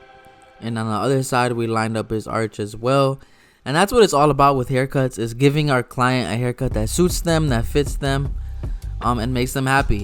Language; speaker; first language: English; native; English